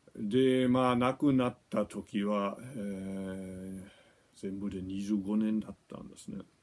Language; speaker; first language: Japanese; non-native, fluent; German